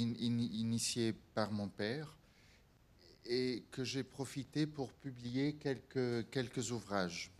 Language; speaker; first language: French; non-native, fluent; Portuguese